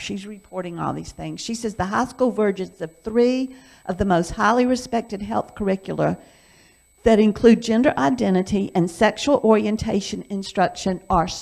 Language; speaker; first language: English; native; English